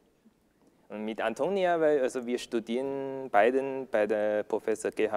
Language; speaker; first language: German; non-native, learner; Chinese